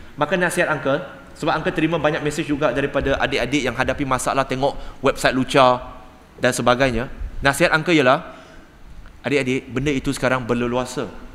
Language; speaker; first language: Malay; non-native, local second language; Cantonese